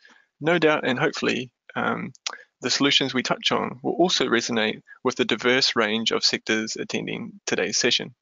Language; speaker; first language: English; native; English